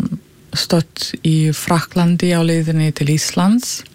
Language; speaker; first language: Icelandic; non-native, fluent; Russian